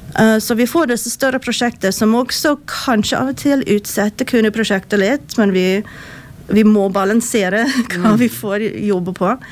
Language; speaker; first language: Norwegian; non-native, fluent; English